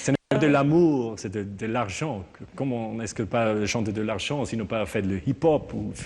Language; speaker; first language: French; non-native, learner; German